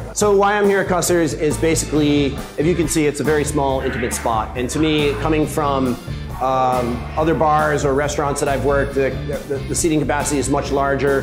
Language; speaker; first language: English; native; English